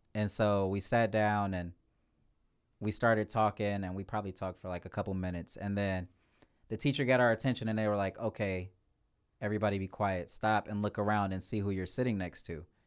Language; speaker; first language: English; native; English